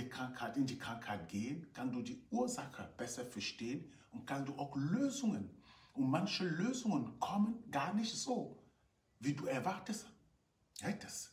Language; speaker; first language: German; non-native, fluent; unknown